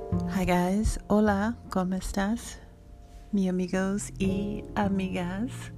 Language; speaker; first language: Spanish; non-native, learner; English